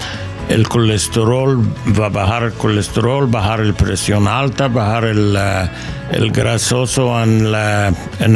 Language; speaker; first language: Spanish; non-native, learner; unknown